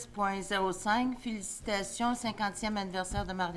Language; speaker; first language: French; native; French